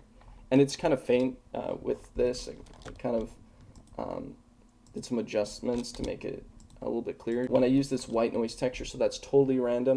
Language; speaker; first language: English; native; English